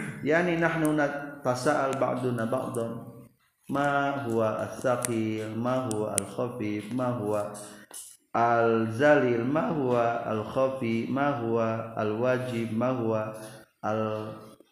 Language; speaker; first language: Arabic; non-native, learner; Indonesian